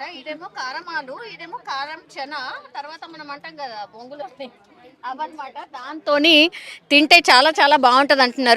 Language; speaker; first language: Telugu; native; Telugu